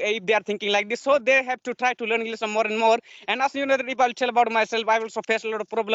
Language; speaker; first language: English; non-native, learner; Santali